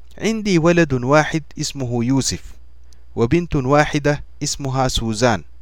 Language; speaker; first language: Arabic; non-native, learner; English